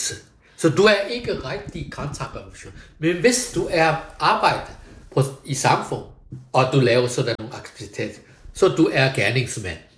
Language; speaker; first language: Danish; non-native, fluent; Chinese